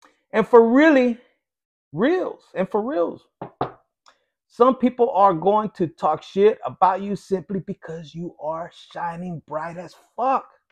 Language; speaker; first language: English; early bilingual, other home language; Spanish